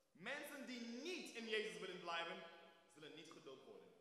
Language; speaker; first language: Dutch; non-native, fluent; English